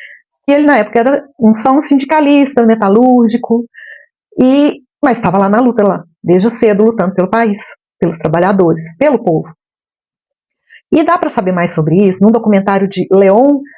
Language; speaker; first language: Portuguese; native; Portuguese